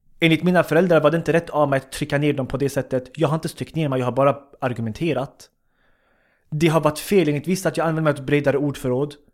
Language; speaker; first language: Swedish; early bilingual, other home language; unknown